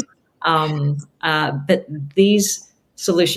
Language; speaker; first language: English; native; English